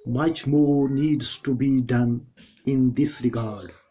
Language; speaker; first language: English; non-native, local second language; Hindi